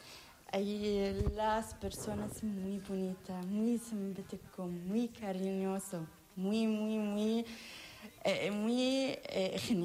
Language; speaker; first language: Spanish; non-native, learner; Arabic